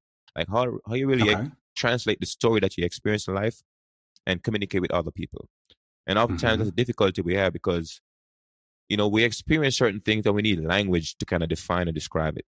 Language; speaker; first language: English; non-native, local second language; Jamaican Creole English